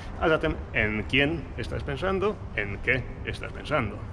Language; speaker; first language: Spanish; non-native, fluent; Polish